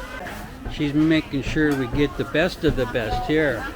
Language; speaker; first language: English; native; English